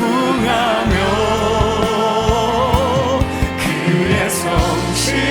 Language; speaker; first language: Korean; native; Korean